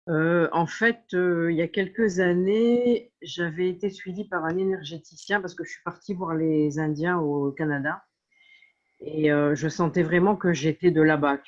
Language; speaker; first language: French; native; French